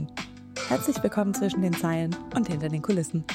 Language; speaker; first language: German; native; German